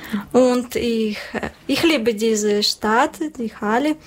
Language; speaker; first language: German; non-native, learner; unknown